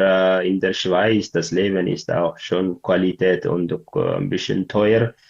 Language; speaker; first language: German; non-native, learner; Tigrinya